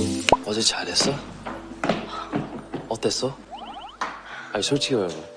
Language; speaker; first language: Korean; non-native, fluent; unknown